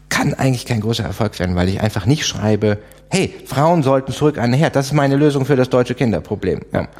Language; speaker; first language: German; native; German